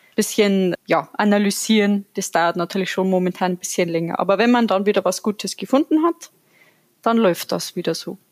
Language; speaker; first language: German; native; German